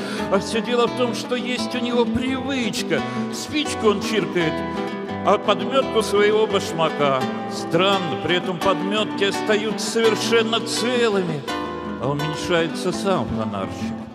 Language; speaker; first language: Russian; native; Russian